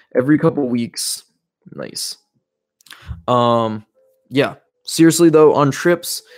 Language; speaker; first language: English; native; English